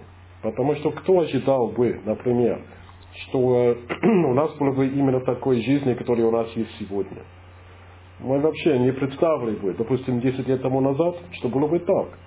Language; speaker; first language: Russian; non-native, fluent; English